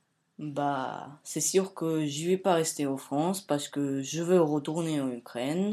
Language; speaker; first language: French; non-native, learner; Ukrainian